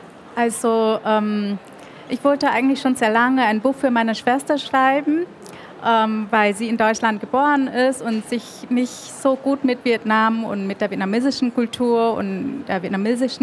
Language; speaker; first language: German; early bilingual, other home language; Vietnamese